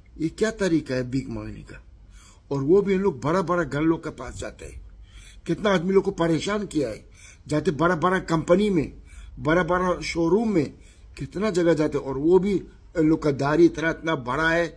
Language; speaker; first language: Hindi; non-native, learner; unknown